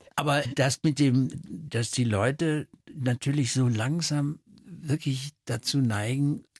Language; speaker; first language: German; native; German